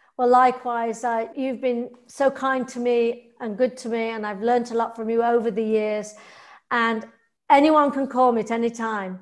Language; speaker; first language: English; native; English